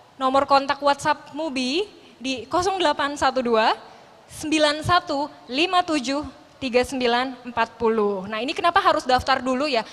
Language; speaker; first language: Indonesian; native; Indonesian